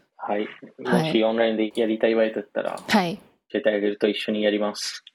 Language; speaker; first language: Japanese; non-native, fluent; Bangla